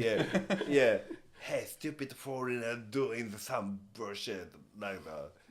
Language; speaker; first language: English; non-native, learner; Japanese